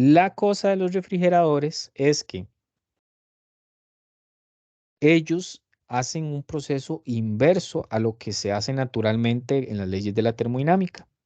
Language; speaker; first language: Spanish; native; Spanish